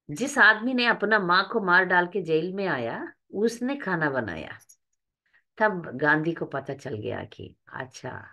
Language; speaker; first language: Hindi; non-native, local second language; Tamil